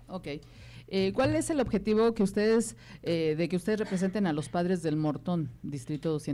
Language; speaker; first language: Spanish; native; Spanish